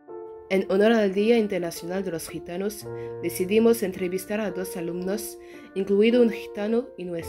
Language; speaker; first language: Spanish; non-native, learner; French